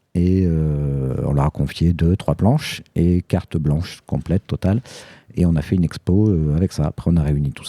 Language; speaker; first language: French; native; French